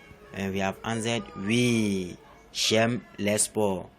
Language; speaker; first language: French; non-native, fluent; English